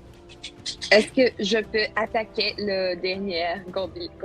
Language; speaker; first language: French; non-native, learner; Spanish